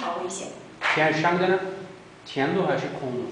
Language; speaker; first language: Chinese; non-native, learner; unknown